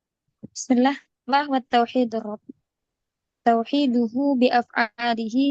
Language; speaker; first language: Arabic; non-native, learner; Indonesian